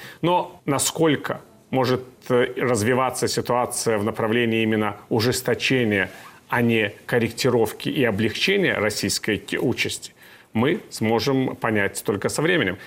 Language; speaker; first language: Russian; native; Russian